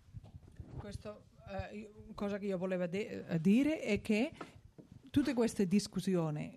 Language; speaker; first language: Italian; non-native, fluent; Spanish